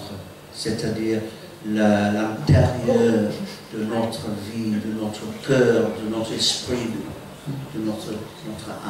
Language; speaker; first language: French; non-native, fluent; English